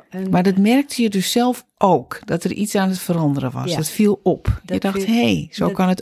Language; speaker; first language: Dutch; native; Dutch